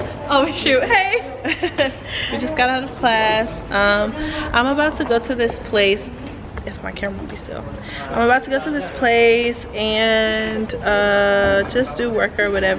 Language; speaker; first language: English; native; English